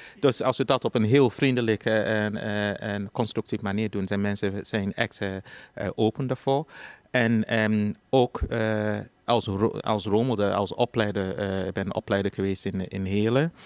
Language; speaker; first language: Dutch; non-native, fluent; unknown